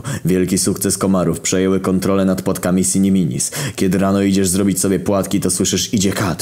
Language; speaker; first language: Polish; native; Polish